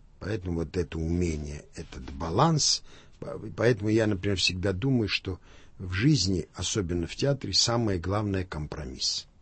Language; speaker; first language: Russian; non-native, local second language; Armenian